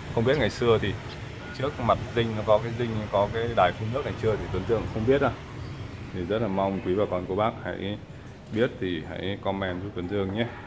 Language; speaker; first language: Vietnamese; native; Vietnamese